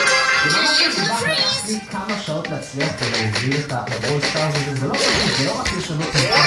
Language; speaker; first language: Hebrew; native; Hebrew